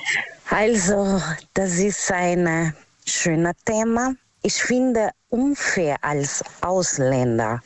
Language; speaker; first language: German; non-native, fluent; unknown